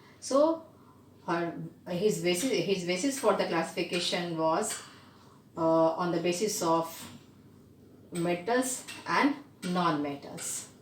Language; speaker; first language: English; non-native, local second language; Hindi